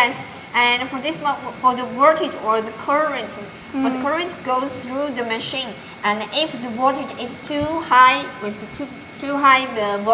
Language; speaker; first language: English; non-native, learner; Chinese